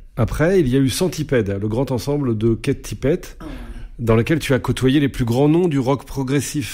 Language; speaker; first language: French; native; French